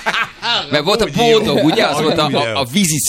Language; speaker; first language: Hungarian; native; Hungarian